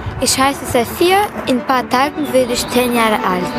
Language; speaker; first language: German; early bilingual, other home language; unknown